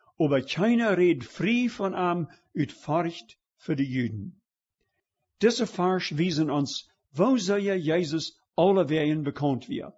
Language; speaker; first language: German; early bilingual, heritage; Plautdietsch